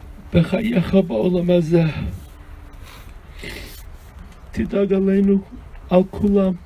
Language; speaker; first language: Hebrew; non-native, fluent; English